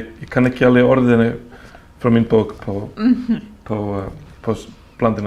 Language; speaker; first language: Swedish; non-native, fluent; Icelandic